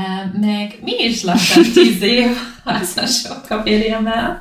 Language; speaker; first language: Hungarian; non-native, learner; English